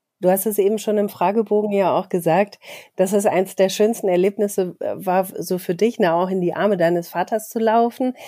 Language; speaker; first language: German; native; German